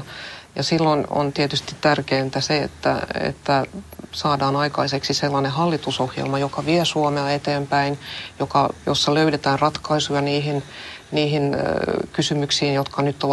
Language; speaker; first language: Finnish; non-native, local second language; Swedish